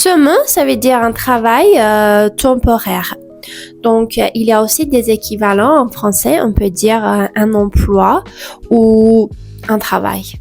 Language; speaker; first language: French; non-native, fluent; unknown